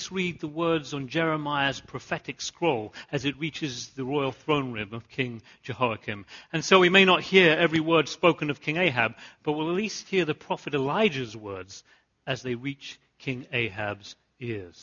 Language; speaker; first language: English; native; English